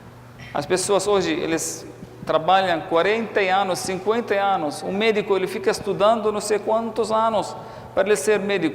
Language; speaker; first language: Portuguese; non-native, fluent; Arabic